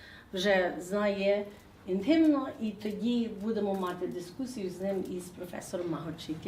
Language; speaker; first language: Ukrainian; early bilingual, heritage; Ukrainian